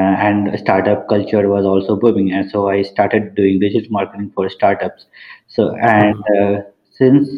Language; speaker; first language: English; non-native, local second language; Hindi